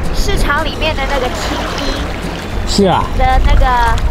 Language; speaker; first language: Chinese; non-native, fluent; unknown